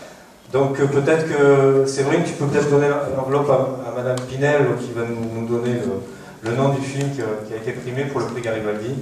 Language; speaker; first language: French; native; French